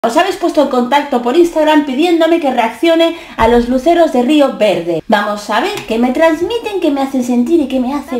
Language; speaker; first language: Spanish; native; Spanish